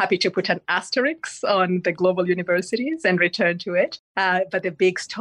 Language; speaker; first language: English; non-native, local second language; Gusii